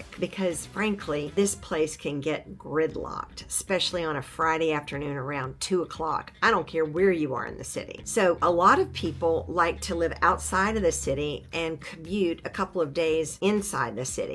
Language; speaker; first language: English; native; English